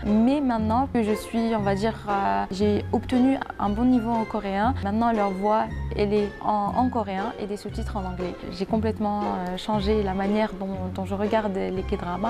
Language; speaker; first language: French; non-native, local second language; Arabic